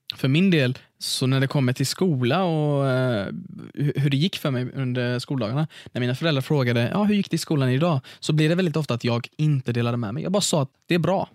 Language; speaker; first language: Swedish; early bilingual, other home language; Arabic